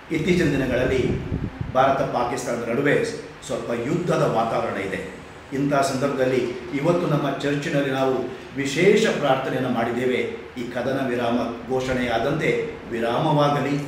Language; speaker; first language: Kannada; non-native, local second language; Konkani